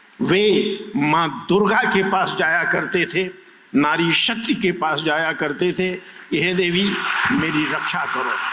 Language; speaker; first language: Hindi; native; Hindi